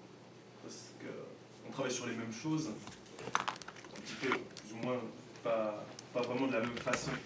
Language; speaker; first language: French; native; French